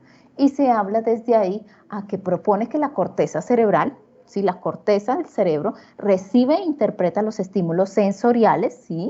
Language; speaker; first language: Spanish; native; Spanish